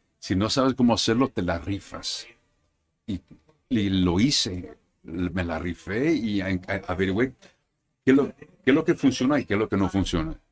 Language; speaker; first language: Spanish; early bilingual, heritage; Spanish